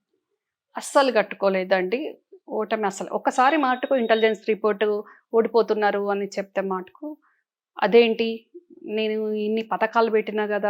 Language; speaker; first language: Telugu; native; Telugu